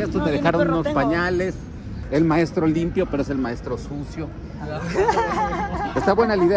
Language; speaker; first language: Spanish; native; Spanish